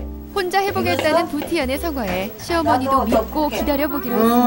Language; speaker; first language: Korean; native; Korean